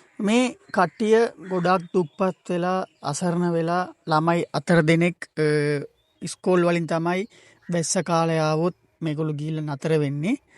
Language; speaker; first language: Sinhala; non-native, local second language; Tamil